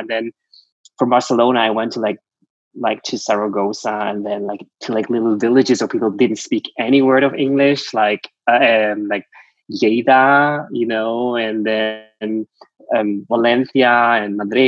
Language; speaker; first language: English; non-native, fluent; Vietnamese